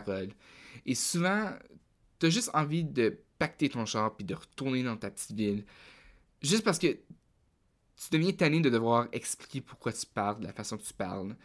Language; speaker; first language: French; native; French